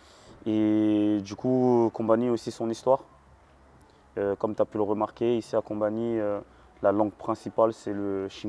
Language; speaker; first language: French; non-native, local second language; Comorian